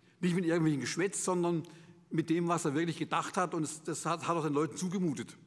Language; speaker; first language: German; native; German